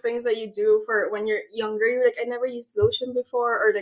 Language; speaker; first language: English; non-native, local second language; Aklanon